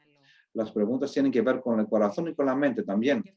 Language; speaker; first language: Spanish; non-native, fluent; Greek